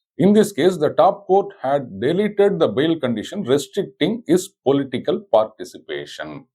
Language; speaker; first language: English; non-native, local second language; Tamil